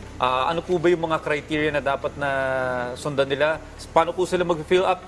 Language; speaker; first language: Filipino; native; Filipino